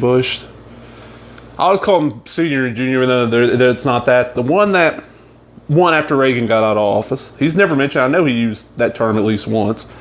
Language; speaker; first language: English; native; English